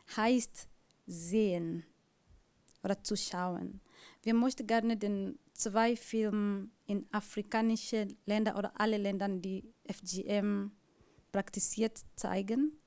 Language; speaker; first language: German; non-native, learner; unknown